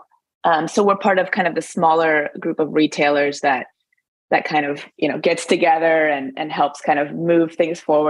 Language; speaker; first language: English; native; English